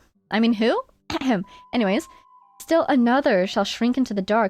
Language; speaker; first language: English; native; English